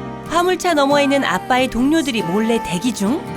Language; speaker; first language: Korean; native; Korean